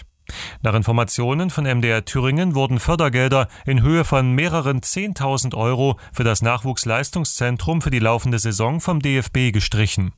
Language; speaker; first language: German; native; German